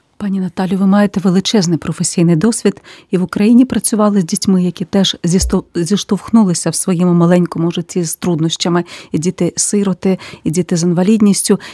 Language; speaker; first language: Ukrainian; native; Ukrainian